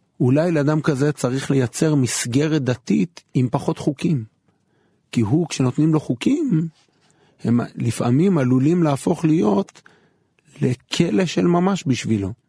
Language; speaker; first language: Hebrew; native; Hebrew